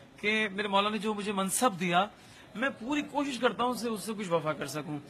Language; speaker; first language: Urdu; native; Urdu